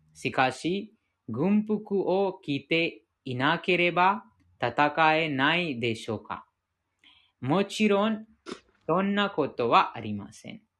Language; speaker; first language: Japanese; non-native, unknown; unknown